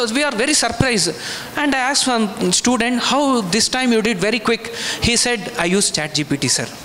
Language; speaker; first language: English; non-native, local second language; Kannada